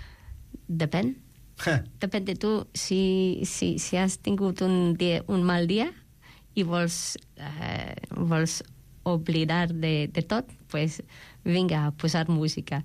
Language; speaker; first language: Catalan; non-native, fluent; English